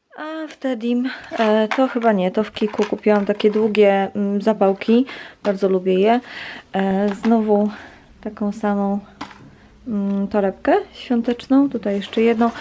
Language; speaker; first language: Polish; native; Polish